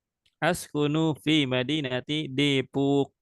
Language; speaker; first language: Arabic; non-native, fluent; Indonesian